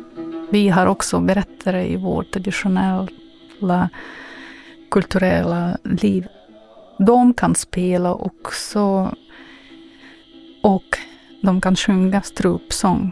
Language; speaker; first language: Swedish; non-native, fluent; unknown